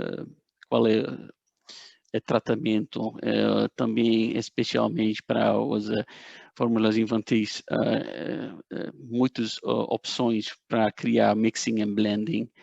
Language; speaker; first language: Portuguese; non-native, fluent; Dutch